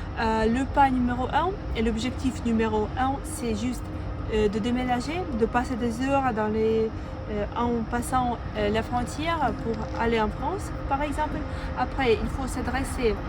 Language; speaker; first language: French; non-native, fluent; Russian